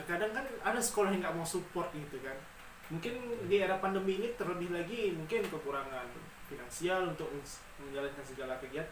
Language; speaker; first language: Indonesian; native; Indonesian